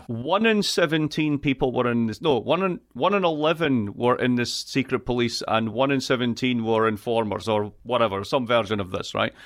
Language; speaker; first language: English; native; English